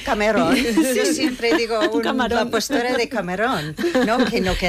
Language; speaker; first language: Spanish; non-native, fluent; English